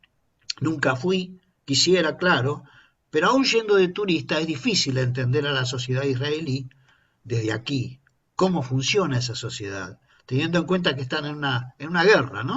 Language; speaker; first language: Spanish; native; Spanish